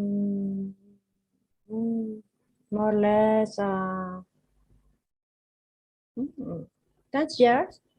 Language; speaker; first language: English; non-native, learner; Spanish